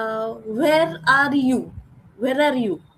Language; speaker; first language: English; non-native, learner; Odia